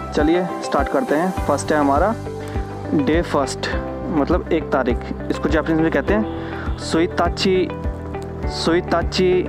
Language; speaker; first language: Hindi; native; Hindi